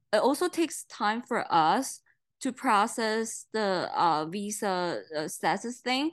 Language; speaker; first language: English; non-native, fluent; Chinese